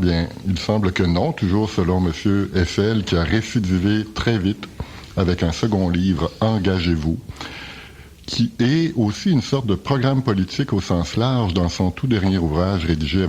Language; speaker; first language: French; native; French